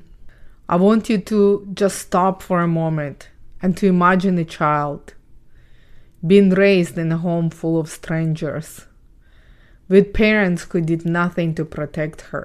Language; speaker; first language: English; non-native, fluent; Ukrainian